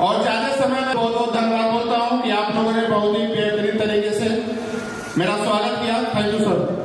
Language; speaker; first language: Hindi; native; Hindi